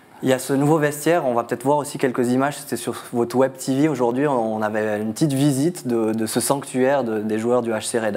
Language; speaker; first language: French; native; French